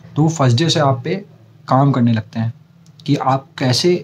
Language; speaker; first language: Hindi; native; Hindi